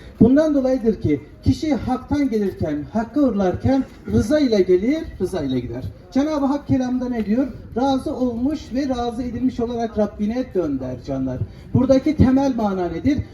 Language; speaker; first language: Turkish; non-native, local second language; Zaza